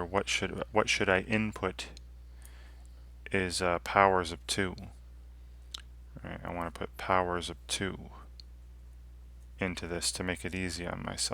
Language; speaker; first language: English; native; English